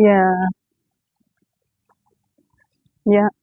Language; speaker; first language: English; non-native, fluent; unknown